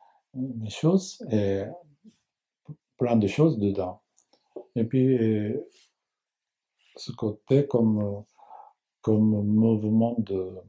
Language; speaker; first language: French; non-native, learner; Japanese